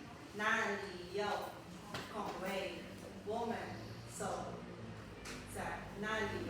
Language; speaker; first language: Chinese; non-native, learner; Filipino